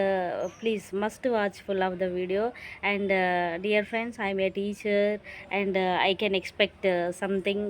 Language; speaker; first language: English; non-native, local second language; Telugu